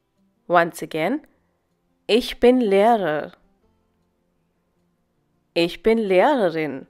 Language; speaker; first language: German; non-native, fluent; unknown